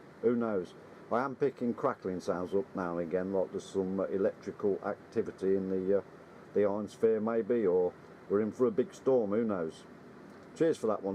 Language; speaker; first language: English; native; English